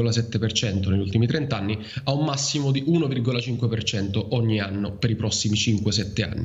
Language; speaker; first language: Italian; native; Italian